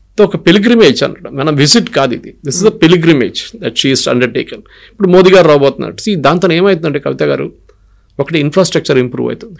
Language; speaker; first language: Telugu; non-native, local second language; Malayalam